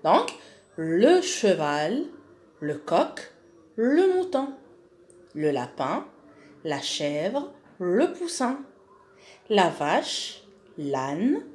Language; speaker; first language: French; non-native, local second language; Arabic